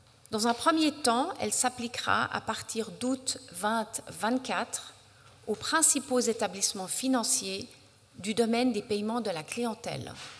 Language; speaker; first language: French; native; French